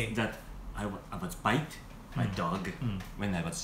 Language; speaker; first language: English; non-native, learner; Japanese